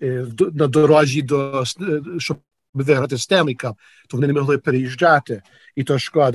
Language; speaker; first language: Ukrainian; early bilingual, heritage; Ukrainian